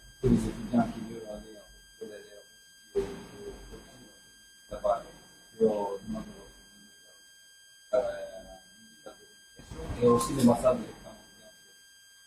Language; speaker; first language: French; non-native, learner; Russian